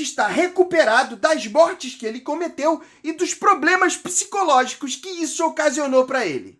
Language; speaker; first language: Portuguese; native; Portuguese